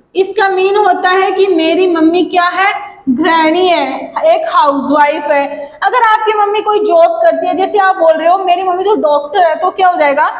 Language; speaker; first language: Hindi; native; Hindi